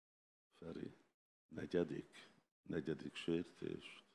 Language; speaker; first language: Hungarian; non-native, learner; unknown